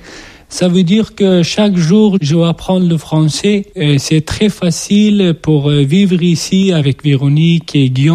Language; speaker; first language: French; non-native, learner; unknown